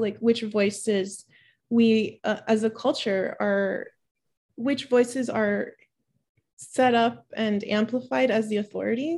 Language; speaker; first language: English; early bilingual, other home language; Spanish